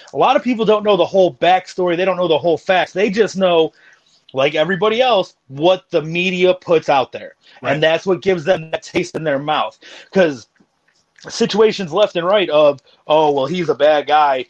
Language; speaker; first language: English; native; English